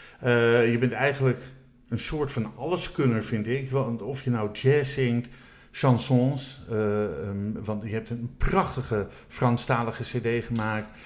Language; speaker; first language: Dutch; native; Dutch